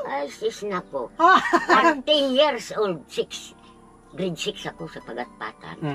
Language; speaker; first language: Filipino; non-native, local second language; Bikol